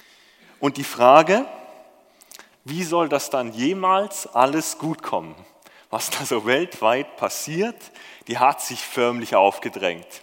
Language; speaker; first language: German; native; German